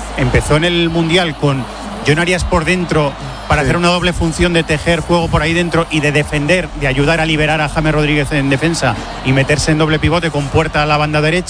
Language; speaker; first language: Spanish; native; Spanish